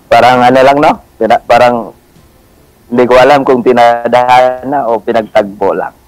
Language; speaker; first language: Filipino; non-native, local second language; Cebuano